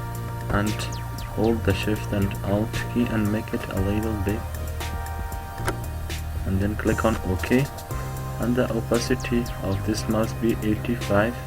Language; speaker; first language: English; non-native, fluent; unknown